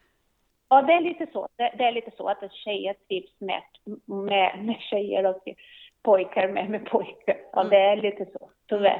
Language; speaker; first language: Swedish; non-native, learner; Portuguese